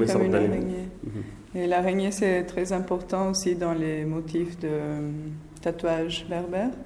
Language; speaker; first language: French; non-native, fluent; Spanish